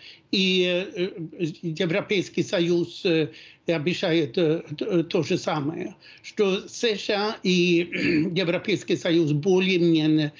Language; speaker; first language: Russian; non-native, fluent; Swedish